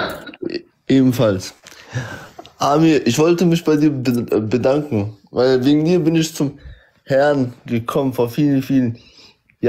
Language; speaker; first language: German; early bilingual, other home language; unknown